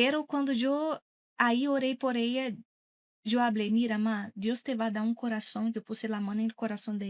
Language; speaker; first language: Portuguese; non-native, learner; Spanish